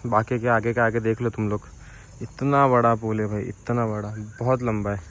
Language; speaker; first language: Hindi; non-native, local second language; Marathi